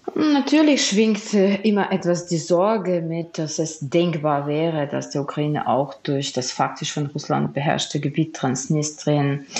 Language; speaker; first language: German; non-native, fluent; Ukrainian